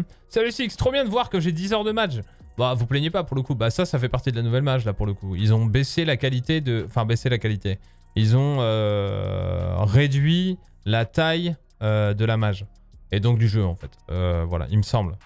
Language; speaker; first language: French; native; French